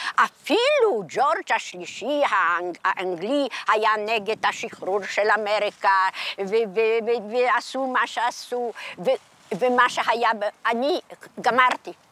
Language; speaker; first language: Hebrew; non-native, fluent; Polish